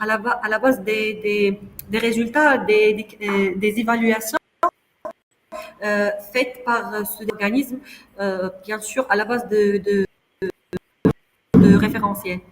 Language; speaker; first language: French; non-native, local second language; Arabic